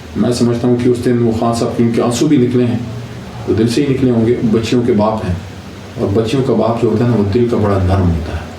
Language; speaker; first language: Urdu; non-native, local second language; Pashto